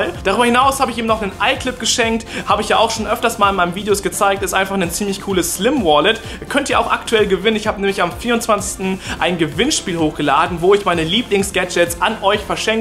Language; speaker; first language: German; native; German